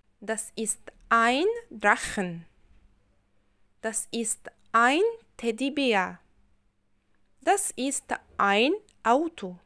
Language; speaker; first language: German; non-native, fluent; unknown